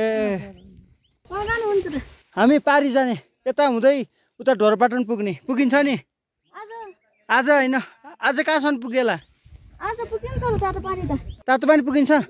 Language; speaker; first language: Nepali; native; Nepali